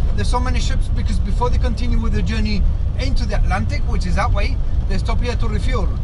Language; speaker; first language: English; non-native, local second language; Spanish